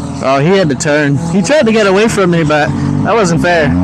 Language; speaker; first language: English; native; English